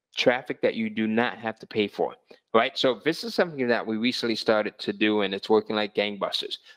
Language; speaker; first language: English; native; English